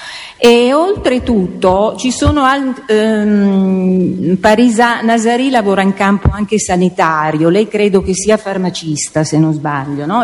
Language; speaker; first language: Italian; native; Italian